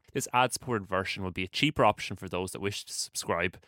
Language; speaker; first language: English; native; English